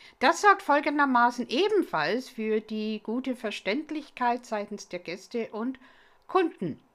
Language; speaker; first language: German; non-native, fluent; English